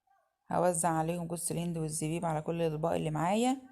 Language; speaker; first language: Arabic; native; Arabic